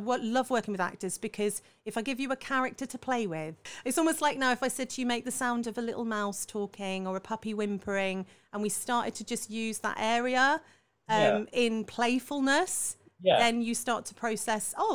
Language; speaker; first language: English; native; English